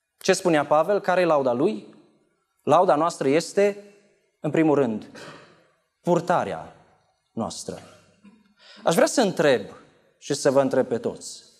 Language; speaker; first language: Romanian; native; Romanian